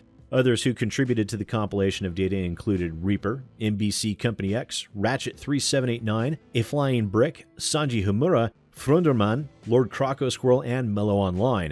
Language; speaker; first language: English; native; English